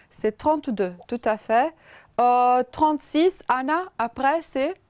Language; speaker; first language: French; non-native, fluent; Romanian